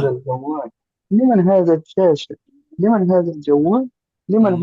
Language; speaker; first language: Arabic; non-native, learner; Bangla